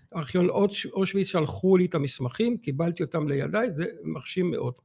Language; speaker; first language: Hebrew; non-native, fluent; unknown